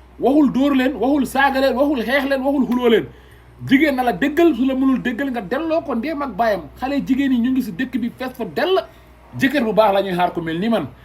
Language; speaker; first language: Wolof; non-native, local second language; Fula